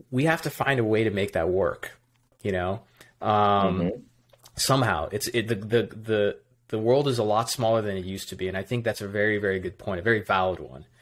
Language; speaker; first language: English; native; English